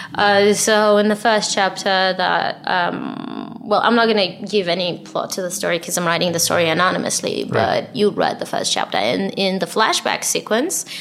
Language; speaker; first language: English; non-native, fluent; Hebrew